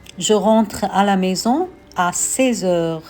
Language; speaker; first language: French; non-native, fluent; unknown